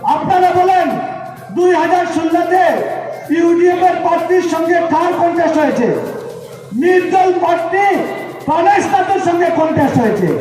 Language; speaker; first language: Bangla; native; Bangla